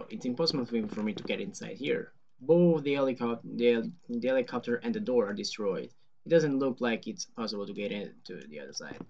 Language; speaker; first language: English; non-native, fluent; Portuguese